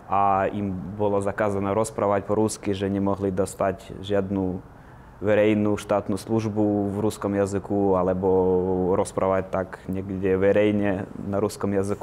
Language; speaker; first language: Slovak; non-native, fluent; Ukrainian